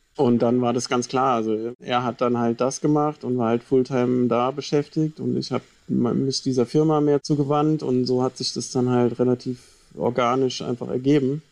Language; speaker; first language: German; native; German